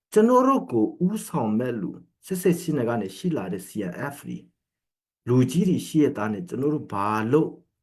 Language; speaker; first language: Burmese; non-native, local second language; Hakha Chin